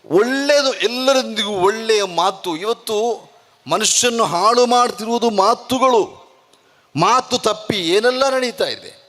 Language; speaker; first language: Kannada; non-native, local second language; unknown